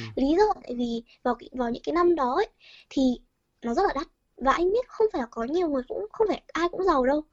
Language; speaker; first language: Vietnamese; early bilingual, heritage; Vietnamese